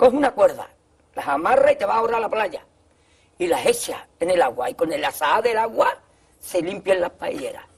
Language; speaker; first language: Spanish; native; Spanish